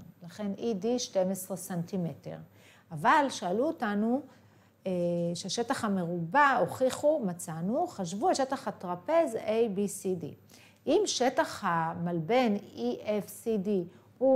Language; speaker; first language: Hebrew; native; Hebrew